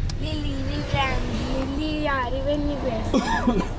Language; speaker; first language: Italian; native; Italian